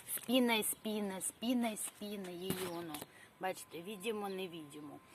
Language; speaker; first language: Ukrainian; native; Ukrainian